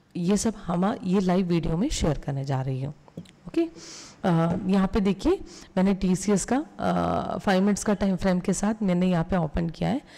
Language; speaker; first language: Hindi; non-native, local second language; Malayalam